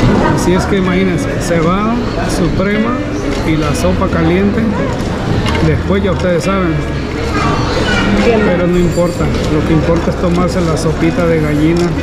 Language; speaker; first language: Spanish; native; Spanish